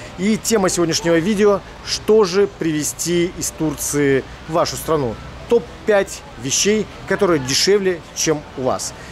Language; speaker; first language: Russian; native; Russian